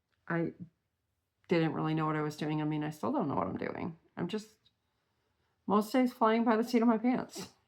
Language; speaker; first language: English; native; English